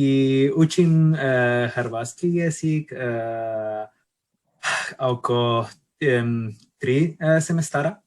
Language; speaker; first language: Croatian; non-native, learner; Spanish